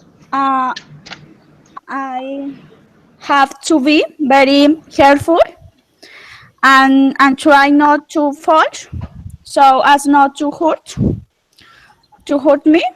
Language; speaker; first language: English; non-native, learner; Spanish